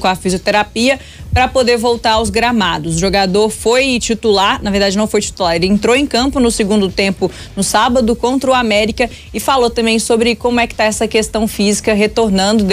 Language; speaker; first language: Portuguese; native; Portuguese